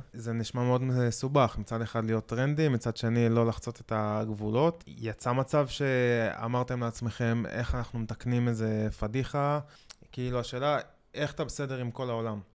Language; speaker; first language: Hebrew; native; Hebrew